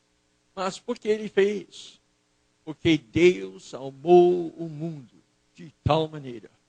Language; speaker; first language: Portuguese; non-native, fluent; English